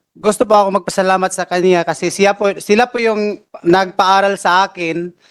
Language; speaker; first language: Filipino; non-native, local second language; Cebuano